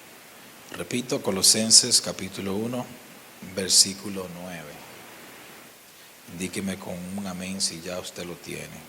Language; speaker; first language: Spanish; native; Spanish